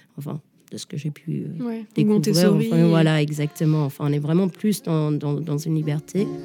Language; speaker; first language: French; early bilingual, other home language; Danish